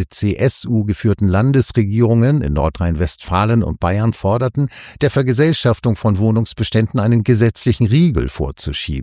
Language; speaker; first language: German; native; German